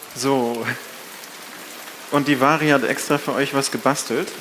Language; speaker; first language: German; native; German